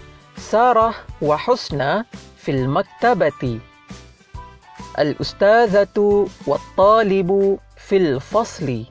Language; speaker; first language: Arabic; non-native, fluent; Malay